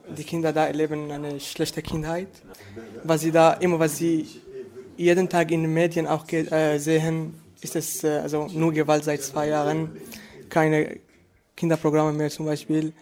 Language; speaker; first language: German; non-native, fluent; Arabic